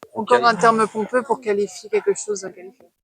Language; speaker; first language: French; native; French